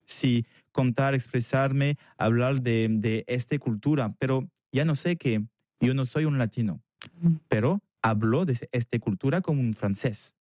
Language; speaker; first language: Spanish; non-native, fluent; French